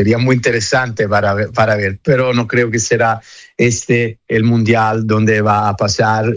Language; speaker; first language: Spanish; non-native, fluent; Italian